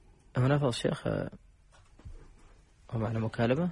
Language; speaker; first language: Arabic; native; Arabic